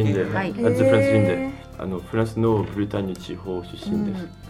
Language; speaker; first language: Japanese; non-native, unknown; French